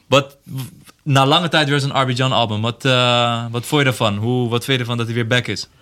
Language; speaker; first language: Dutch; early bilingual, other home language; Persian